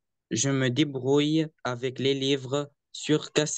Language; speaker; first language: French; non-native, learner; Arabic